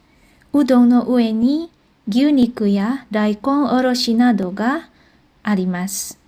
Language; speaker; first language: Japanese; non-native, fluent; Indonesian